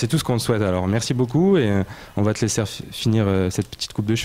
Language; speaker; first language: French; native; French